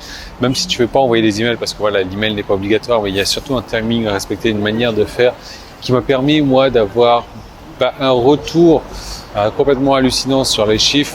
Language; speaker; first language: French; native; French